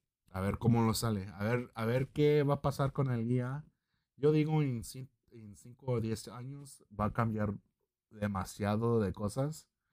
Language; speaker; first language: Spanish; early bilingual, heritage; Spanish